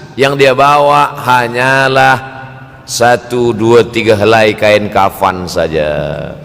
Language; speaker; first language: Malay; native; Malay